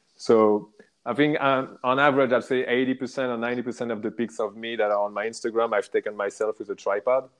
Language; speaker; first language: English; non-native, fluent; French